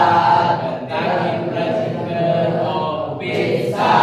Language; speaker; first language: English; non-native, learner; Indonesian